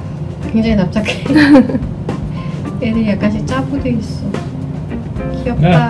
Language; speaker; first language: Korean; native; Korean